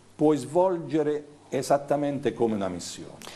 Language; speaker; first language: Italian; native; Italian